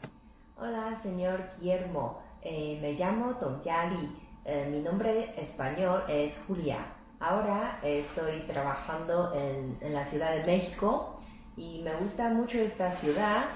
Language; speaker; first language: Spanish; non-native, fluent; Chinese